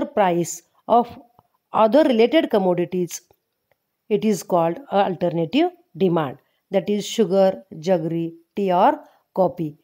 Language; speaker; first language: English; non-native, local second language; Marathi